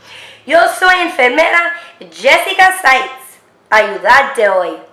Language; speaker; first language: Spanish; early bilingual, heritage; English